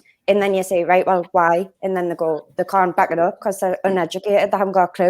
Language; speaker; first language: English; native; English